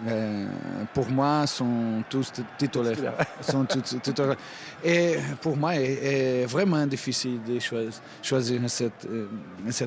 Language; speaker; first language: French; non-native, fluent; Portuguese